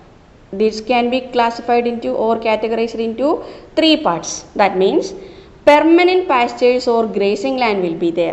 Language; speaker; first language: English; non-native, local second language; Malayalam